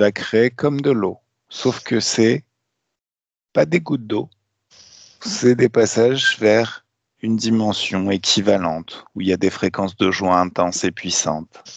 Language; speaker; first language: French; native; French